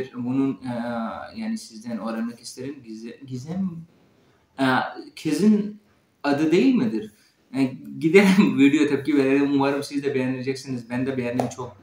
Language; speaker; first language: Turkish; non-native, fluent; Urdu